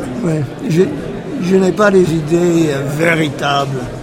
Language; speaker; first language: French; non-native, fluent; English